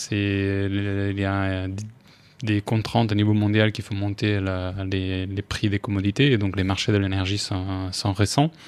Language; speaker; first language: French; non-native, fluent; Spanish